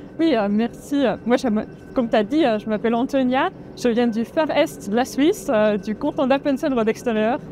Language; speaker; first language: French; non-native, local second language; Swiss German